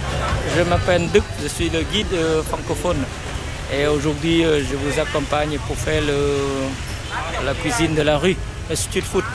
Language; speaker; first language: French; non-native, fluent; Vietnamese